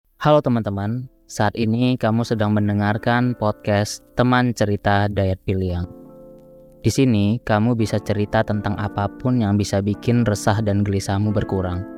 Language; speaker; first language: Indonesian; native; Indonesian